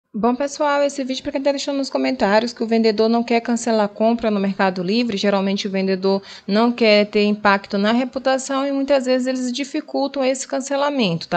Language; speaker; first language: Portuguese; native; Portuguese